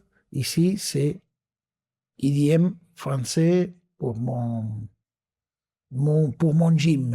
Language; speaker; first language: French; non-native, fluent; Spanish